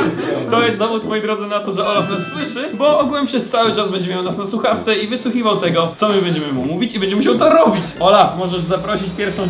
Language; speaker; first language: Polish; native; Polish